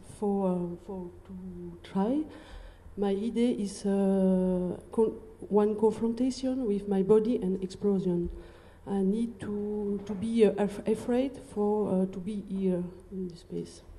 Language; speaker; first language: English; non-native, learner; French